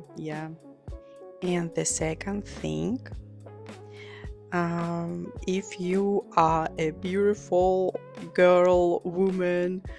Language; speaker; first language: English; non-native, fluent; Georgian